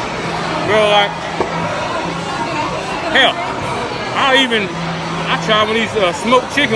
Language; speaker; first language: English; native; English